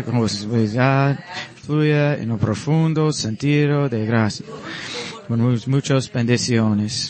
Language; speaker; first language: Spanish; non-native, learner; English